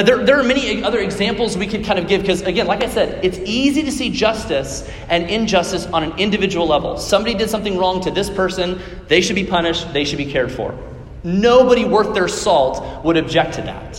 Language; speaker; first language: English; native; English